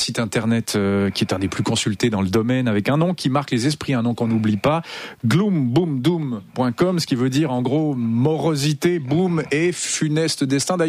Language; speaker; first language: French; native; French